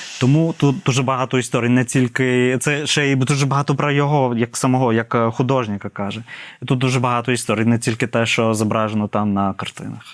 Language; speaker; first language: Ukrainian; non-native, fluent; English